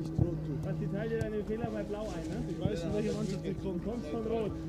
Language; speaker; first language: German; non-native, learner; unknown